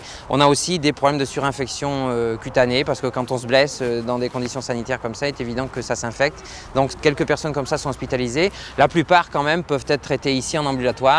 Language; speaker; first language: French; native; French